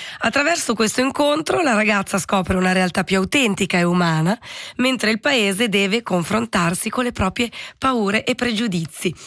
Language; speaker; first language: Italian; native; Italian